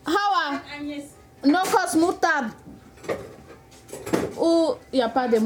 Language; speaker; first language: French; non-native, learner; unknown